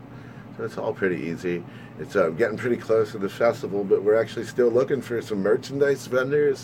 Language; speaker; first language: English; native; English